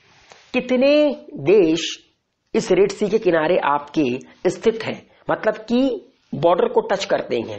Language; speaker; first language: Hindi; native; Hindi